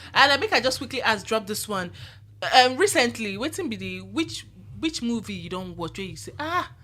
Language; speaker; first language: Nigerian Pidgin; native; Nigerian Pidgin